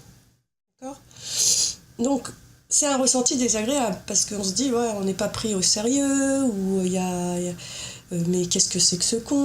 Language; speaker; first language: French; native; French